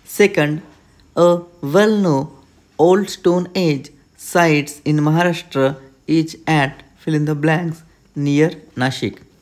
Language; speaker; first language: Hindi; non-native, local second language; Marathi